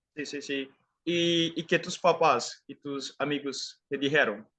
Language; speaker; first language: Spanish; non-native, fluent; Portuguese